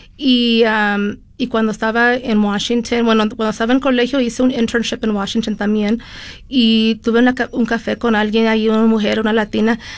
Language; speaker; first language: Spanish; early bilingual, heritage; Spanish